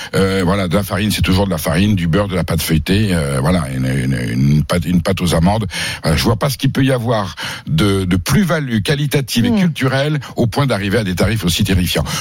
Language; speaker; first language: French; native; French